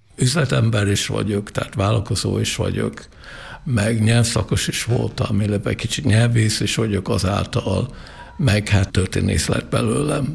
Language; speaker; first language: Hungarian; non-native, fluent; English